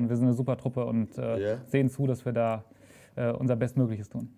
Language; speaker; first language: German; native; German